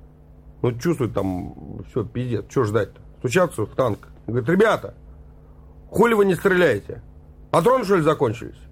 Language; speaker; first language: Russian; native; Russian